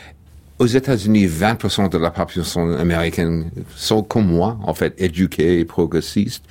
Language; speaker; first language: French; non-native, fluent; English